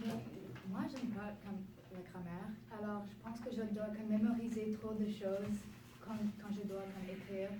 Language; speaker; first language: French; non-native, local second language; English